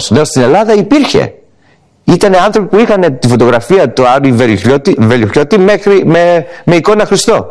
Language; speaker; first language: Greek; early bilingual, heritage; Greek